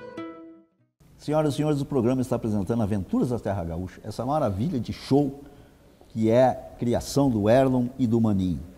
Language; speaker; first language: Portuguese; native; Portuguese